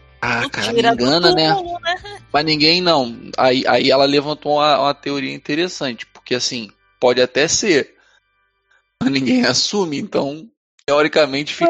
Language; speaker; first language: Portuguese; native; Portuguese